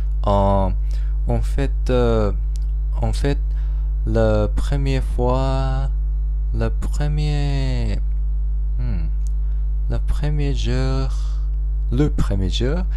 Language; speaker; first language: French; non-native, learner; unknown